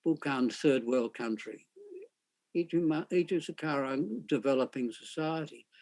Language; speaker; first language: Indonesian; non-native, fluent; English